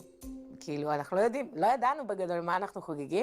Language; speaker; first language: Hebrew; non-native, fluent; Russian